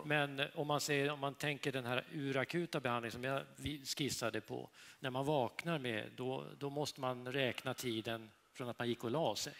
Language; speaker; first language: Swedish; native; Swedish